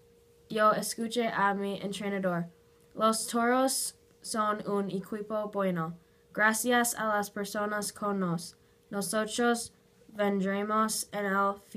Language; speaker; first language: Spanish; non-native, learner; English